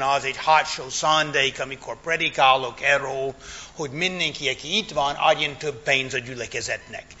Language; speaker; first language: Hungarian; non-native, fluent; English